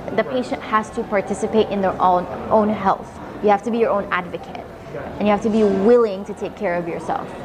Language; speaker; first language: English; early bilingual, other home language; Arabic